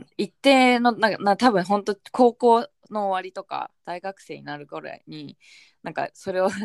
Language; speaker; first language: Japanese; early bilingual, heritage; Japanese